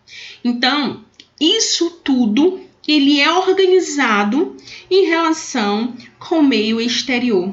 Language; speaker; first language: Portuguese; native; Portuguese